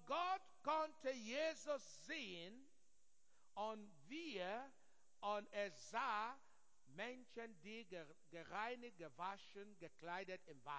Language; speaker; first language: German; non-native, learner; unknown